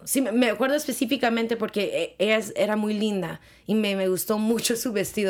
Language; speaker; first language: Spanish; early bilingual, heritage; Spanish